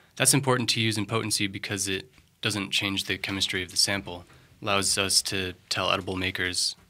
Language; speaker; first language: English; native; English